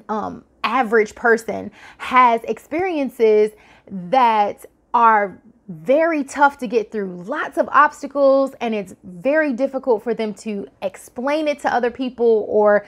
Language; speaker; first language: English; native; English